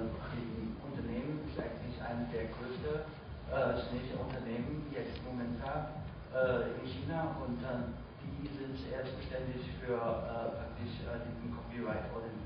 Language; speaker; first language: German; non-native, fluent; Chinese